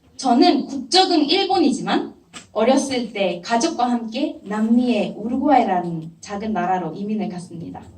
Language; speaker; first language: Korean; non-native, fluent; Japanese